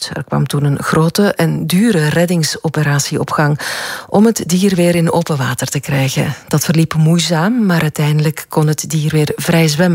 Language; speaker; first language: Dutch; native; Dutch